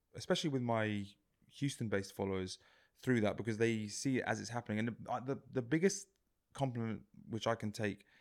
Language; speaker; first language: English; native; English